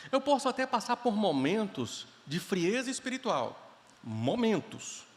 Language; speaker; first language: Portuguese; native; Portuguese